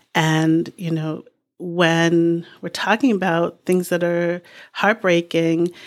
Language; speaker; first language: English; native; English